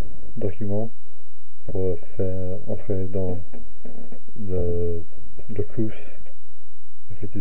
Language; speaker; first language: French; non-native, learner; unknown